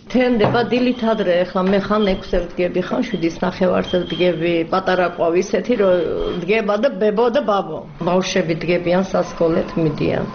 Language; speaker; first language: Georgian; non-native, local second language; Kurdish